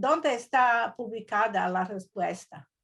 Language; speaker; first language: Spanish; non-native, learner; Croatian